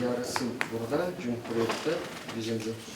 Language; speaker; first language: Turkish; non-native, fluent; Chuvash